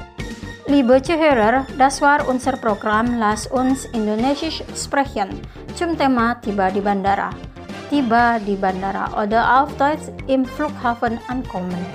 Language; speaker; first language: German; non-native, fluent; Indonesian